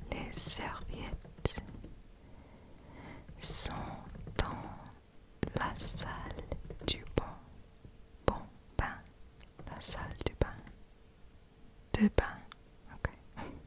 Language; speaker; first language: French; non-native, learner; English